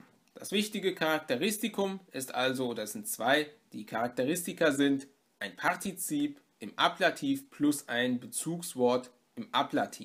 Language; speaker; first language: German; native; German